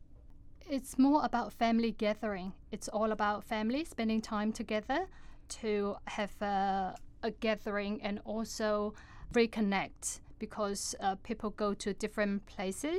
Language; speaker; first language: English; non-native, fluent; Cantonese